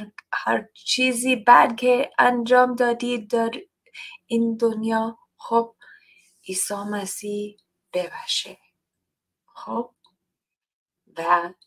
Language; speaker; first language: Persian; non-native, learner; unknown